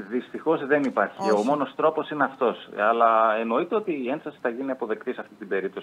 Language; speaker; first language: Greek; native; Greek